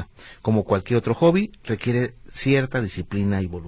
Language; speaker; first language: Spanish; native; Spanish